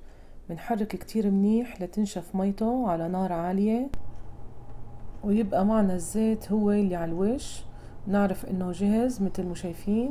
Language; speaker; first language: Arabic; native; Arabic